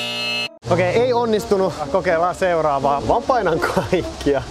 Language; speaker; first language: Finnish; native; Finnish